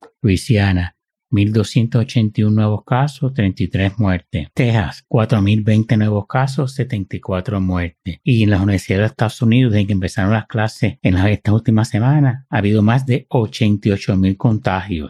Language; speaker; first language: Spanish; native; Spanish